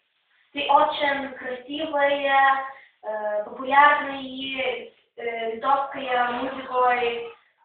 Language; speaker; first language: Russian; non-native, learner; Lithuanian